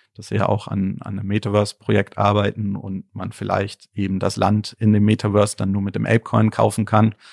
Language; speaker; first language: German; native; German